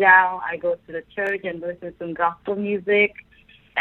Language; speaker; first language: English; non-native, fluent; Japanese